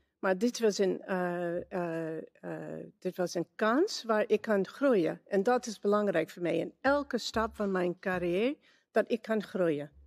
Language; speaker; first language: Dutch; non-native, learner; English